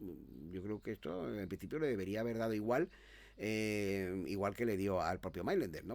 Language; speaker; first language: Spanish; native; Spanish